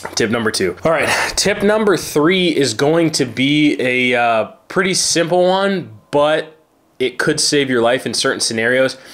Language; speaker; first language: English; native; English